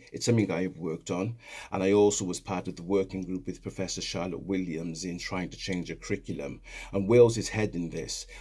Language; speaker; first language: English; native; English